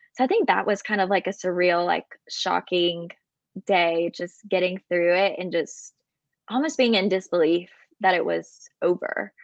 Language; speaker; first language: English; native; English